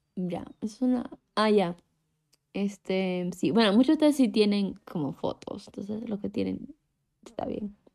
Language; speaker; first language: Spanish; native; Spanish